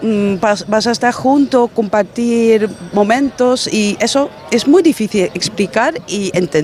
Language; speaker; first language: Spanish; non-native, fluent; Dutch